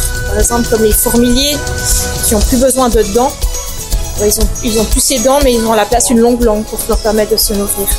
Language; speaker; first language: French; native; French